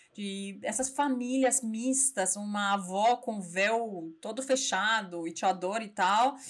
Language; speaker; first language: Portuguese; non-native, fluent; Persian